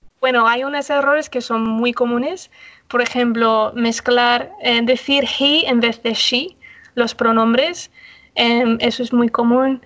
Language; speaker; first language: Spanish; non-native, fluent; English